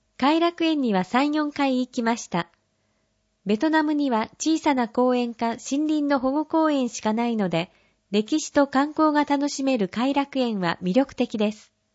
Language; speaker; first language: Japanese; native; Japanese